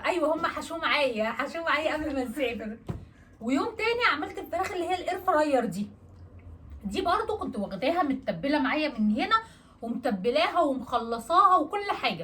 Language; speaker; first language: Arabic; native; Arabic